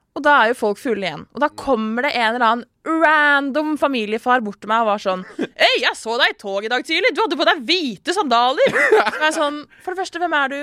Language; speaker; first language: Norwegian; native; Norwegian